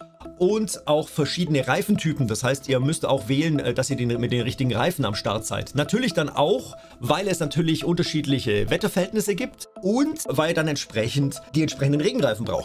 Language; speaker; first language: German; native; German